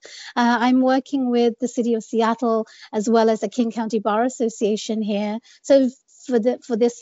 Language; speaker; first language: English; native; English